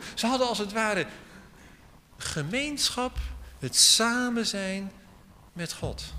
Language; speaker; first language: Dutch; native; Dutch